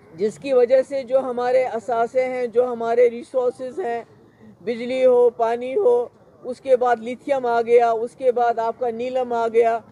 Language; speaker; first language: Urdu; non-native, local second language; Kashmiri